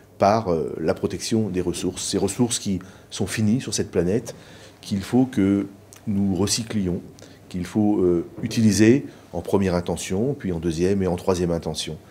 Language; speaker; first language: French; native; French